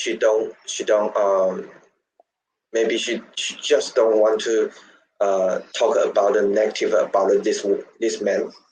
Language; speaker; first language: English; non-native, learner; Chinese